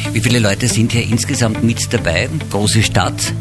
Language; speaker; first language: German; native; German